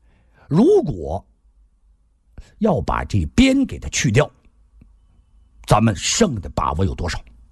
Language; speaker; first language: Chinese; native; Chinese